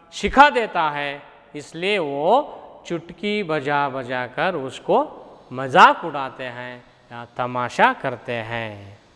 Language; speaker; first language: Hindi; non-native, local second language; Kannada